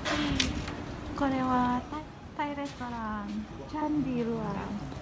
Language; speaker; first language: Japanese; non-native, learner; Indonesian